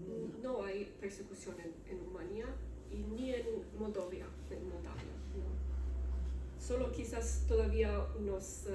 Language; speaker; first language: Spanish; non-native, learner; Romanian